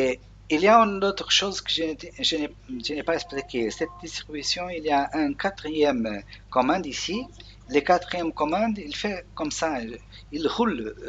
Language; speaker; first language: French; non-native, learner; Portuguese